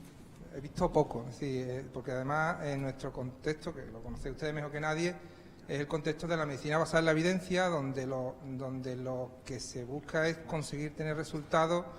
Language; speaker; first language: Spanish; native; Spanish